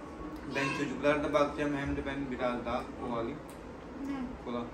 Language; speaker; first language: Turkish; non-native, learner; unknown